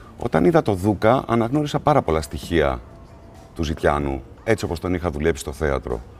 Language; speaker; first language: Greek; native; Greek